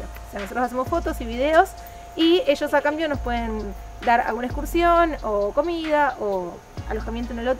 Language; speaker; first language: Spanish; native; Spanish